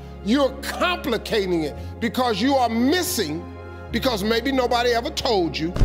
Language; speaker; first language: English; native; English